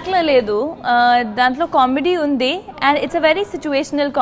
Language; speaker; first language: Telugu; non-native, learner; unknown